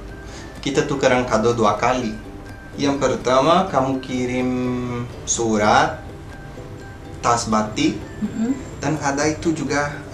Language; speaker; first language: Indonesian; non-native, fluent; Portuguese